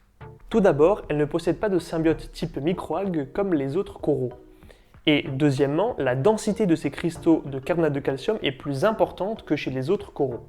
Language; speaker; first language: French; native; French